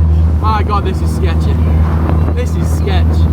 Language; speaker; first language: English; native; English